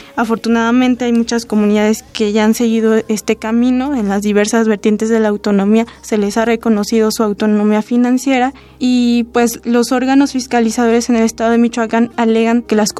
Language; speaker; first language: Spanish; native; Spanish